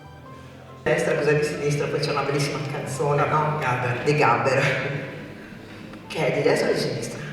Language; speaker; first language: Italian; native; Italian